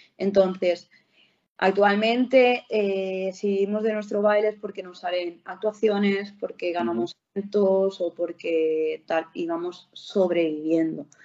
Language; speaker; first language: Spanish; native; Spanish